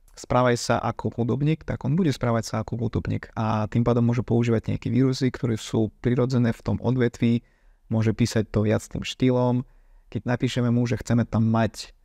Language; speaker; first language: Slovak; non-native, fluent; Ukrainian